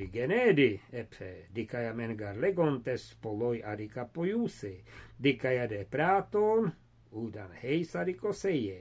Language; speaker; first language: Greek; non-native, fluent; English